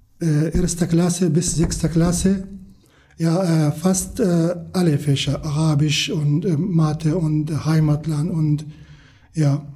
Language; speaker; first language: German; non-native, learner; Kurdish